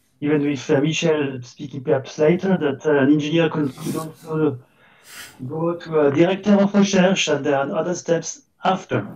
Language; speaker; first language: English; non-native, fluent; French